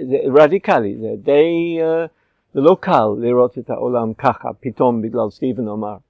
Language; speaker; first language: Hebrew; non-native, fluent; English